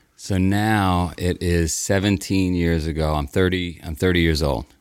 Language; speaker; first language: English; native; English